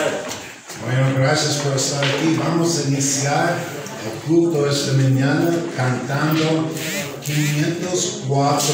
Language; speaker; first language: Spanish; non-native, fluent; English